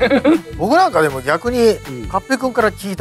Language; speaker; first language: Japanese; native; Japanese